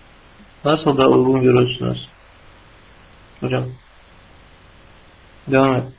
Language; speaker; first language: Turkish; non-native, fluent; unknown